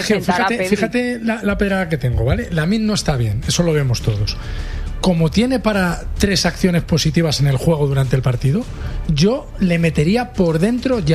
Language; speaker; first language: Spanish; native; Spanish